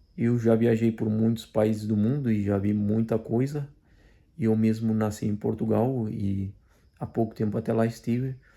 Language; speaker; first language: Portuguese; native; Portuguese